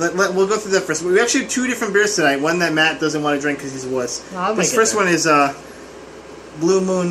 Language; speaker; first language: English; native; English